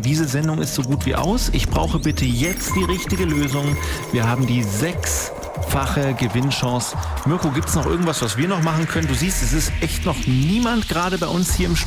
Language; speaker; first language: German; native; German